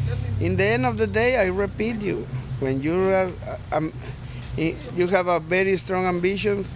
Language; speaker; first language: English; non-native, learner; Spanish